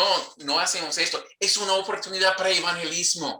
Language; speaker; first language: Spanish; non-native, fluent; English